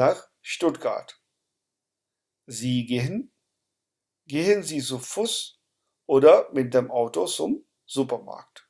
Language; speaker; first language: German; non-native, fluent; Urdu